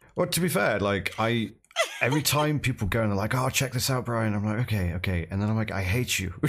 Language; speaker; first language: English; native; English